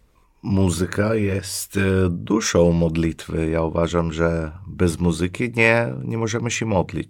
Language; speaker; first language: Polish; non-native, fluent; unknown